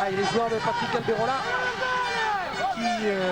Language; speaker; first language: French; native; French